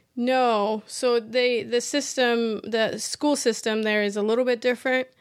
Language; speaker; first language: English; early bilingual, other home language; Persian